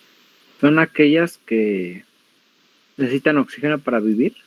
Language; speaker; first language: Spanish; native; Spanish